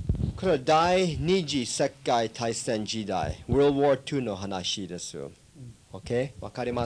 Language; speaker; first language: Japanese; early bilingual, heritage; English